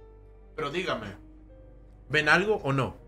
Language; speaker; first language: Spanish; native; Spanish